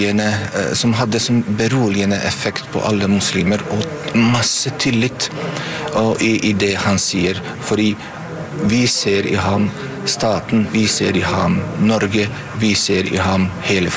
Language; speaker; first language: Norwegian; non-native, fluent; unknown